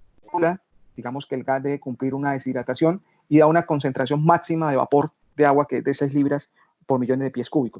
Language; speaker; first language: Spanish; native; Spanish